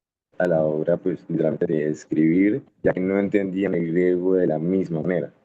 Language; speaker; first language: Spanish; native; Spanish